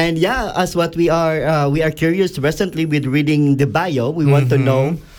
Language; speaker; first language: English; non-native, local second language; Cebuano